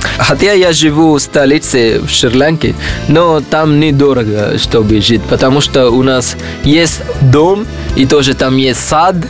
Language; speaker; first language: Russian; non-native, learner; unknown